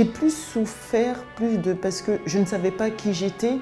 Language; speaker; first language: French; early bilingual, other home language; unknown